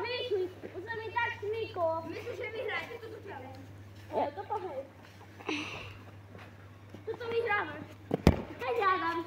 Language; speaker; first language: Polish; non-native, learner; Slovak